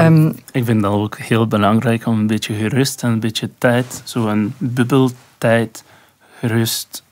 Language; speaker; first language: Dutch; non-native, local second language; French